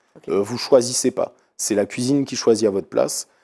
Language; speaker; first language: French; native; French